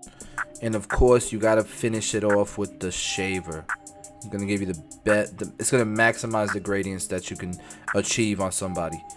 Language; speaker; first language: English; native; English